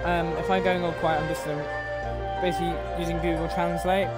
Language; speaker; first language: English; native; English